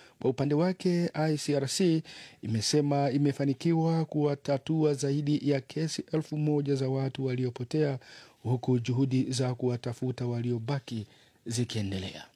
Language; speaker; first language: Swahili; native; Swahili